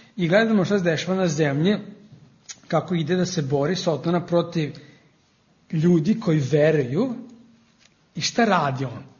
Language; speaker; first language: Serbian; non-native, fluent; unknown